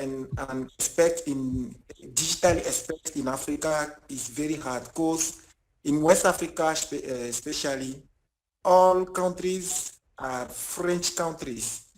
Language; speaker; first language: English; non-native, learner; French